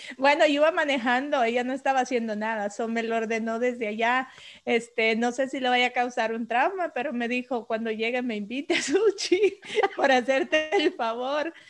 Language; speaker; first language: Spanish; native; Spanish